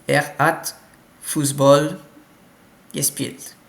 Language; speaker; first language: German; non-native, learner; French